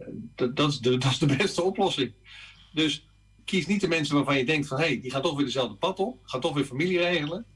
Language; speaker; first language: Dutch; native; Dutch